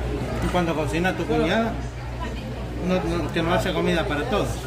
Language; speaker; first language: Spanish; native; Spanish